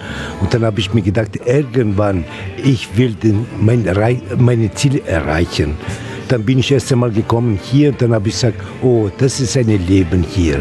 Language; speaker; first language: German; non-native, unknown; Italian